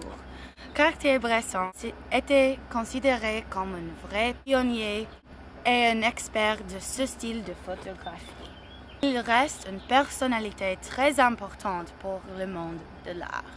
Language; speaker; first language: French; non-native, learner; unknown